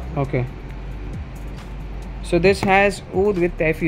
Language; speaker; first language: English; non-native, local second language; Hindi